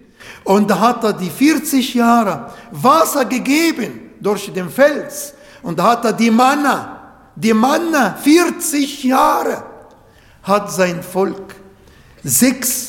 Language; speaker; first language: German; non-native, learner; Arabic